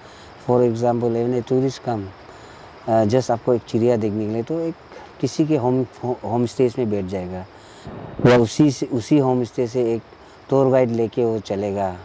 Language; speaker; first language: Hindi; non-native, local second language; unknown